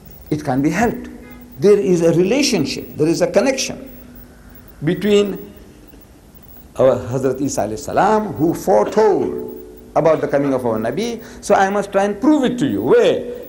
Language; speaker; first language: English; early bilingual, other home language; Gujarati